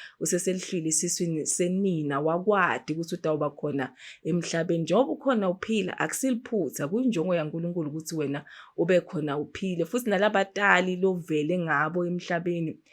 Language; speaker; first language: Zulu; non-native, local second language; Swati